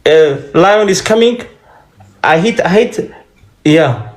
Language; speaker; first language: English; non-native, learner; Oromo